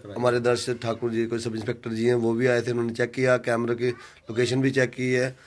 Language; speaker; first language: Hindi; native; Hindi